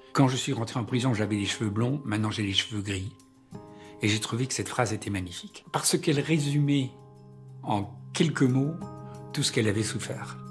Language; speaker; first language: French; native; French